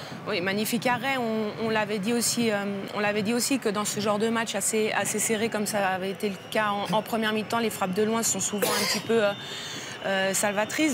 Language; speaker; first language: French; native; French